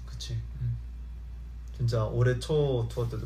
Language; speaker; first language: Korean; early bilingual, heritage; Korean